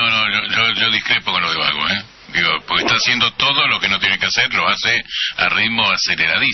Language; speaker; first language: Spanish; native; Spanish